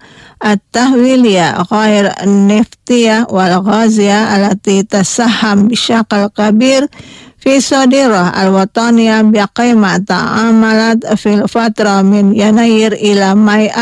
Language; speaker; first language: Arabic; non-native, fluent; Indonesian